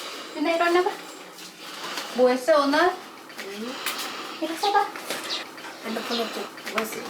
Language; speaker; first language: Korean; non-native, learner; Khmer